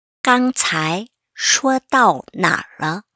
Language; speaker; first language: Chinese; non-native, fluent; Korean